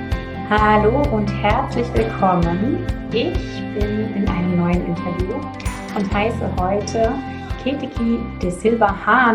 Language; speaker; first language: German; native; German